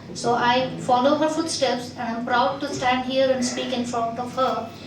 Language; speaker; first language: English; non-native, local second language; Telugu